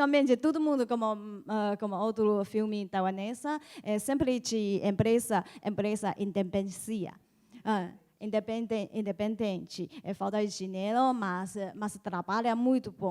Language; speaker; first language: Portuguese; non-native, learner; Chinese